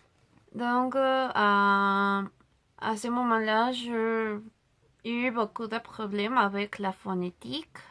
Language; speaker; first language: French; non-native, learner; Spanish